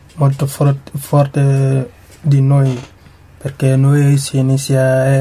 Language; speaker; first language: Italian; non-native, learner; Mandingo